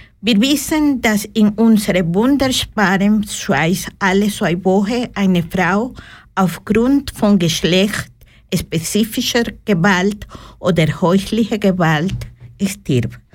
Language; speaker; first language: German; non-native, learner; Spanish